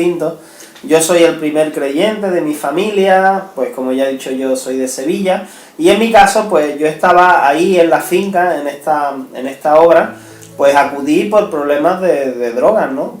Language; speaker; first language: Spanish; native; Spanish